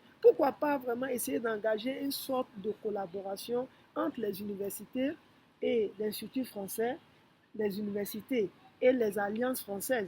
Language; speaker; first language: French; non-native, fluent; Yoruba